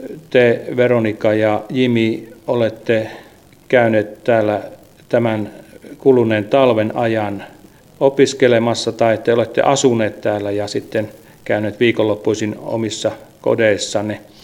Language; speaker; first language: Finnish; native; Finnish